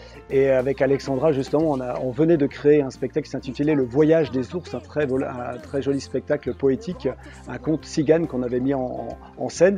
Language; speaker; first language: French; native; French